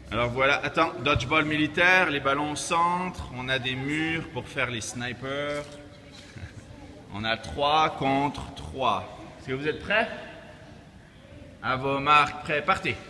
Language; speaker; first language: French; native; French